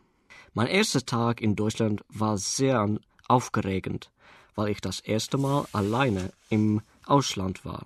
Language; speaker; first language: German; non-native, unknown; Afrikaans